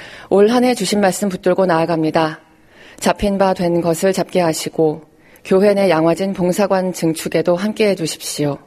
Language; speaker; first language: Korean; native; Korean